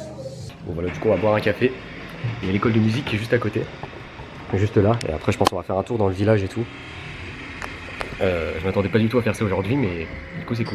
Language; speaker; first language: French; native; French